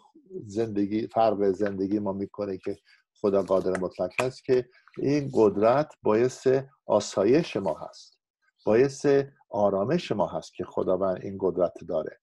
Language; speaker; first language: Persian; non-native, fluent; English